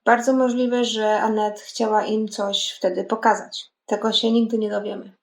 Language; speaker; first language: Polish; native; Polish